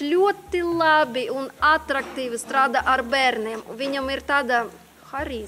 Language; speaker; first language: Latvian; non-native, local second language; Russian